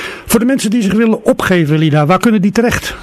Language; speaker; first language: Dutch; native; Dutch